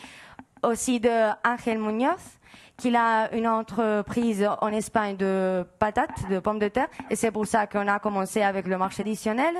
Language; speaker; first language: French; non-native, fluent; Spanish